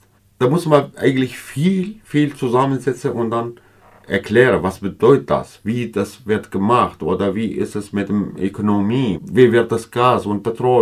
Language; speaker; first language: German; non-native, fluent; Kurdish